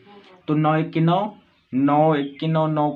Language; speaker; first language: Hindi; native; Hindi